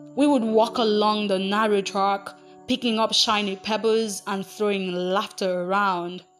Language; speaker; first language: English; non-native, local second language; Igbo